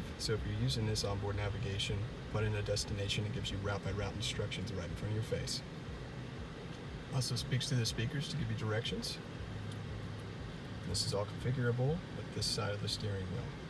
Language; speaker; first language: English; native; English